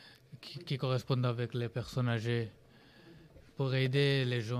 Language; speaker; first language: French; non-native, learner; Bangla